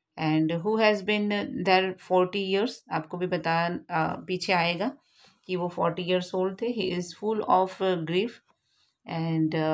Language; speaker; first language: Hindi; non-native, local second language; Gujarati